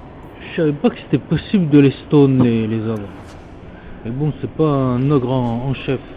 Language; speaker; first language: French; native; French